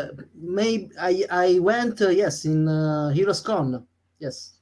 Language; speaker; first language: English; non-native, learner; Italian